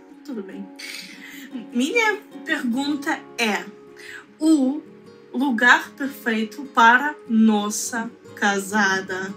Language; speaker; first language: Portuguese; non-native, learner; Russian